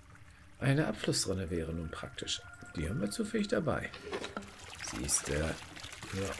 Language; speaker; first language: German; native; German